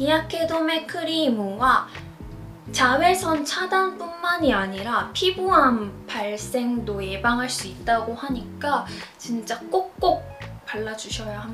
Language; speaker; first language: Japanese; non-native, fluent; Korean